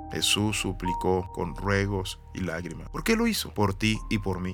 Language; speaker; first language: Spanish; native; Spanish